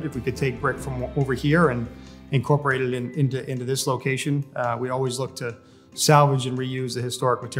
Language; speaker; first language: English; native; English